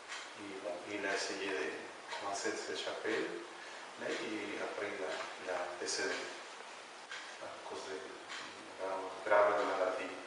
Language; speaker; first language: French; non-native, learner; Spanish